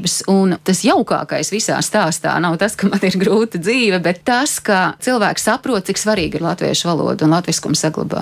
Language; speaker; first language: Latvian; native; Latvian